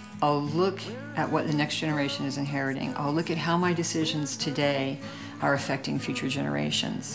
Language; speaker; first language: English; native; English